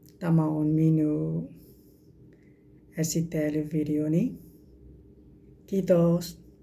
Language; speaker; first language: Finnish; non-native, learner; Burmese